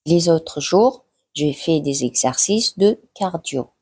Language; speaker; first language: French; non-native, fluent; Mongolian